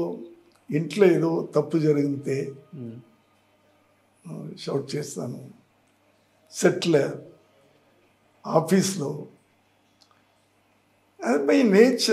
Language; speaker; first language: Telugu; non-native, learner; Tamil